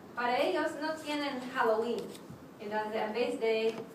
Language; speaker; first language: Spanish; non-native, fluent; English